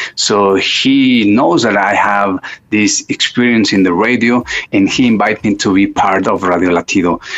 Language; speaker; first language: English; non-native, fluent; Spanish